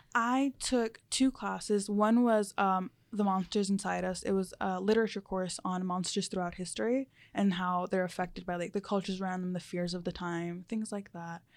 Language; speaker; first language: English; early bilingual, other home language; Spanish